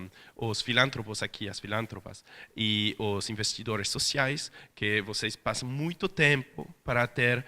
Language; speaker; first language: Portuguese; non-native, fluent; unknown